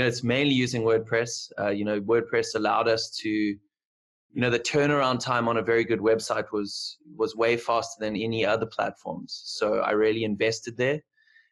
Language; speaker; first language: English; native; English